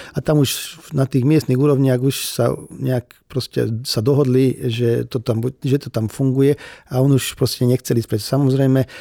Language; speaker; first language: Slovak; non-native, local second language; Hungarian